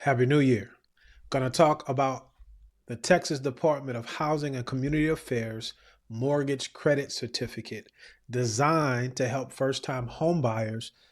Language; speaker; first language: English; native; English